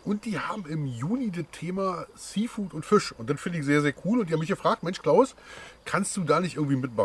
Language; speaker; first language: German; native; German